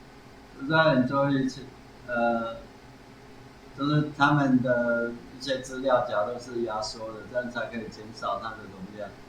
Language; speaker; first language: Chinese; native; Chinese